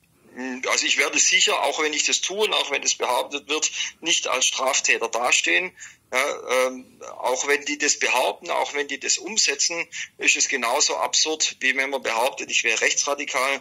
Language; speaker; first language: German; native; German